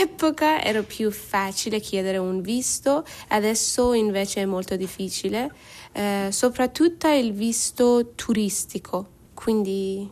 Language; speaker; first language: Italian; non-native, learner; Persian